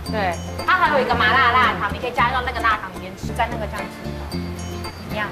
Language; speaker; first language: Chinese; native; Chinese